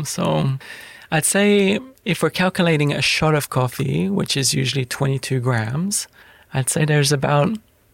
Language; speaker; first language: English; native; English